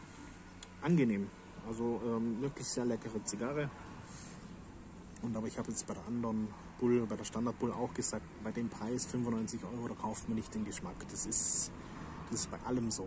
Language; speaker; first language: German; native; German